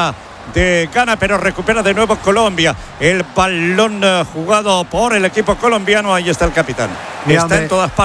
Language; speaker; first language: Spanish; native; Spanish